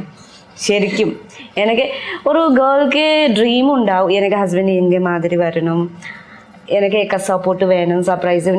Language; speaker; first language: Malayalam; non-native, learner; Nepali